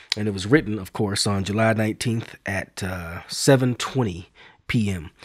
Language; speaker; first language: English; native; English